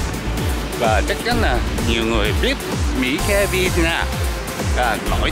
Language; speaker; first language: Vietnamese; non-native, learner; Japanese